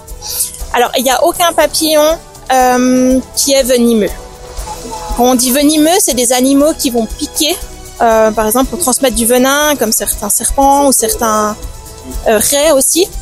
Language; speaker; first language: French; native; French